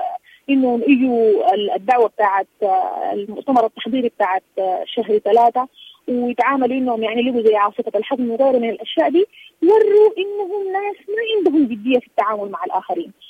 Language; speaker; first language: Arabic; native; Arabic